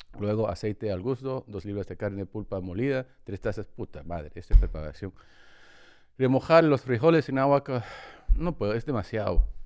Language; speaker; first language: Spanish; early bilingual, heritage; Spanish